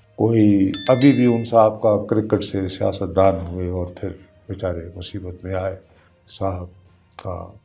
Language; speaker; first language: Urdu; non-native, local second language; Punjabi